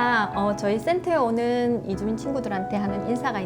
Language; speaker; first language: Korean; native; Korean